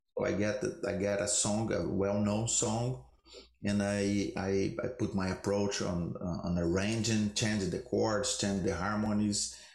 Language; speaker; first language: English; non-native, learner; Portuguese